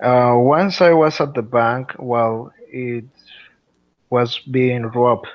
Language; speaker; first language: English; non-native, learner; Spanish